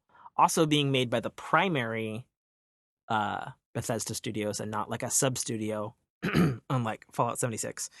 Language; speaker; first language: English; native; English